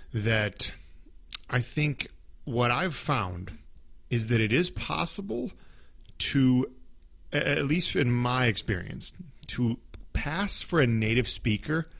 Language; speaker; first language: English; native; English